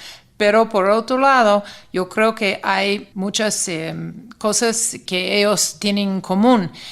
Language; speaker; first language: Spanish; non-native, fluent; English